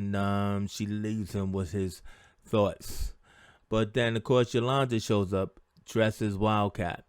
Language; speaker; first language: English; native; English